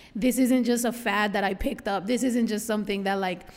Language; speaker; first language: English; early bilingual, other home language; Spanish